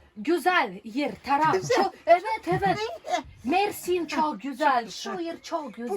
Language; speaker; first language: Turkish; non-native, learner; Russian